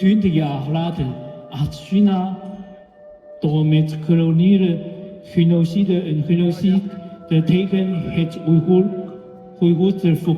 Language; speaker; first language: Dutch; non-native, learner; Cantonese